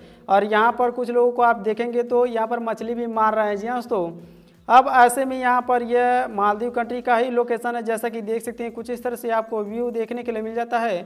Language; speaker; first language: Hindi; native; Hindi